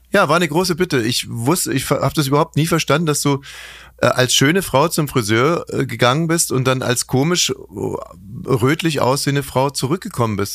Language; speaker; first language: German; native; German